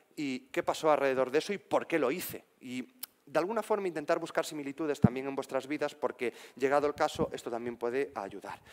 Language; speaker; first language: Spanish; native; Spanish